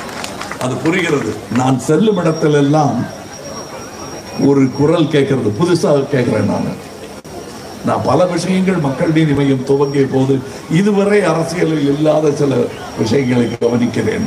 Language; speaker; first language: Tamil; native; Tamil